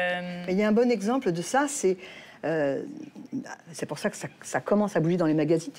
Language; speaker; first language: French; native; French